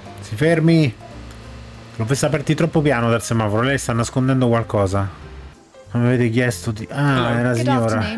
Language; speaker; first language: Italian; native; Italian